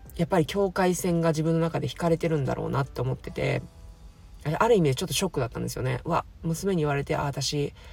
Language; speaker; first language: Japanese; native; Japanese